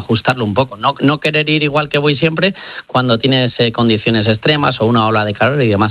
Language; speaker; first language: Spanish; native; Spanish